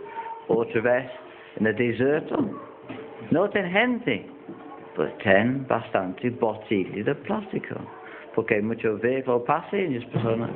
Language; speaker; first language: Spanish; non-native, learner; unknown